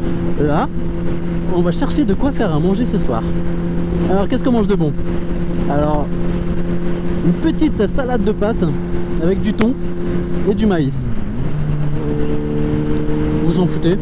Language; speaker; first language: French; native; French